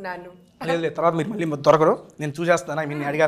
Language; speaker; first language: Telugu; native; Telugu